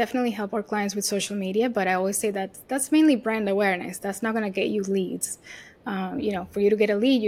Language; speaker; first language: English; non-native, fluent; Spanish